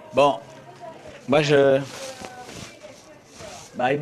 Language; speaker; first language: French; native; French